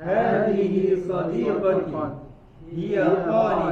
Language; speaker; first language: Arabic; non-native, learner; Indonesian